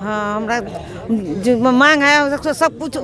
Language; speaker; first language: Hindi; non-native, local second language; Maithili